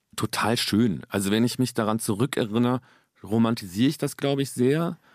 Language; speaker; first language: German; native; German